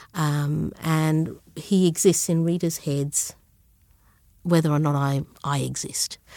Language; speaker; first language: English; early bilingual, other home language; Sinhala